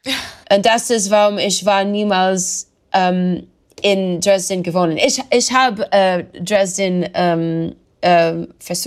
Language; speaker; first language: German; non-native, learner; English